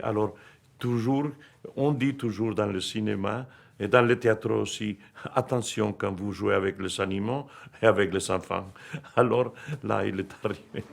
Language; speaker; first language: French; non-native, fluent; Spanish